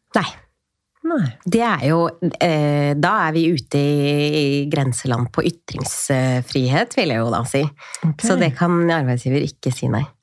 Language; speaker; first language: Norwegian; native; Norwegian